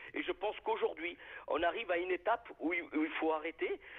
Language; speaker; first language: French; native; French